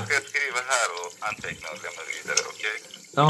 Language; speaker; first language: Swedish; non-native, learner; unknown